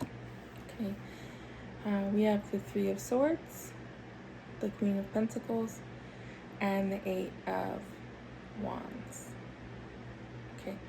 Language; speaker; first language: English; native; English